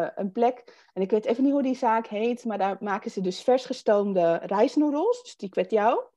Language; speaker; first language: Dutch; native; Dutch